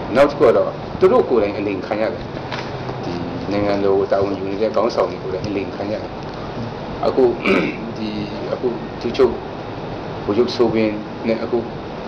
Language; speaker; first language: Burmese; non-native, local second language; Kachin